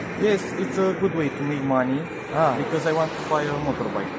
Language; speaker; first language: English; non-native, fluent; Romanian